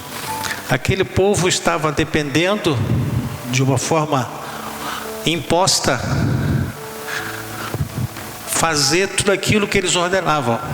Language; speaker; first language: Portuguese; native; Portuguese